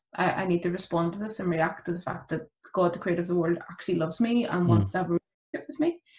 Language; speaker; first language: English; native; English